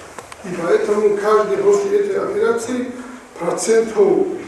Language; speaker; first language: Russian; non-native, local second language; Avaric